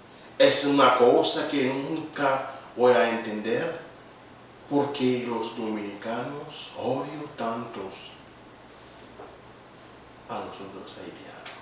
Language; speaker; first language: Spanish; non-native, learner; Haitian Creole